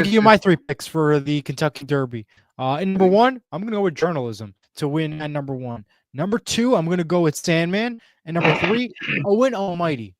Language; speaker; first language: English; native; English